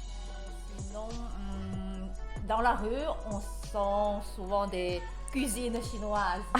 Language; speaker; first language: French; non-native, learner; Chinese